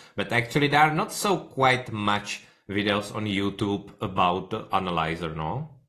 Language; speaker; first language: English; non-native, fluent; Czech